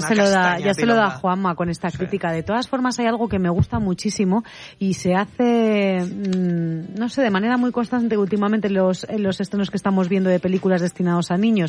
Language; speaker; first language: Spanish; native; Spanish